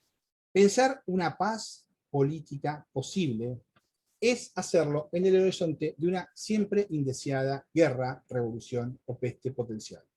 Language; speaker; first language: Spanish; native; Spanish